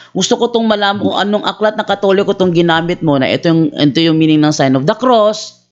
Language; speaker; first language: Filipino; non-native, local second language; Cebuano